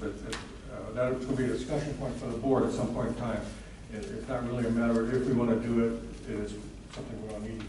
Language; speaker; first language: English; native; English